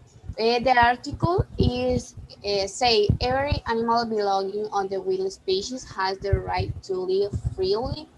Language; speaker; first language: English; non-native, learner; Spanish